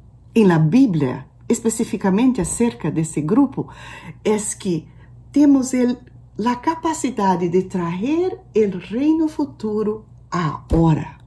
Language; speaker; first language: Spanish; non-native, learner; Portuguese